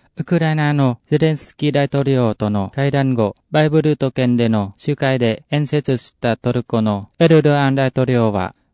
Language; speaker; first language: Japanese; non-native, fluent; Vietnamese